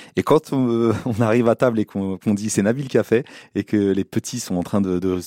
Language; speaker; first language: French; native; French